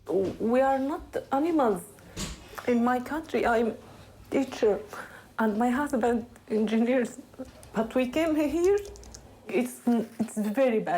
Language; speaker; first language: English; non-native, learner; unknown